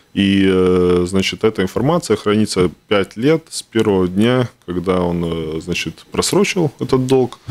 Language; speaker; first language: Russian; non-native, local second language; Latvian